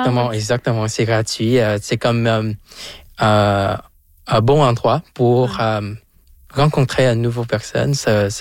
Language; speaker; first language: French; non-native, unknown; Vietnamese